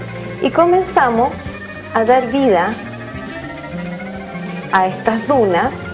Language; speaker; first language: Spanish; native; Spanish